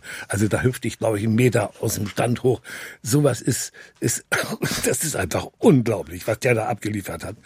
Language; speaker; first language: German; native; German